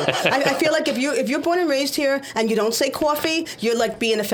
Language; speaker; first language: English; native; English